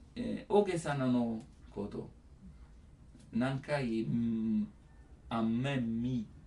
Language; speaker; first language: Japanese; non-native, learner; Italian